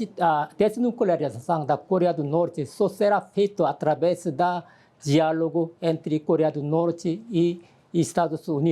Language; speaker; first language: Portuguese; non-native, fluent; Korean